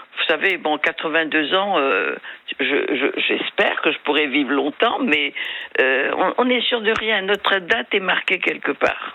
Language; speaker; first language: French; non-native, local second language; Malagasy